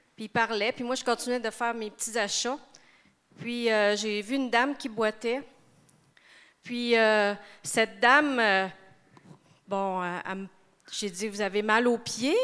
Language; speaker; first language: French; native; French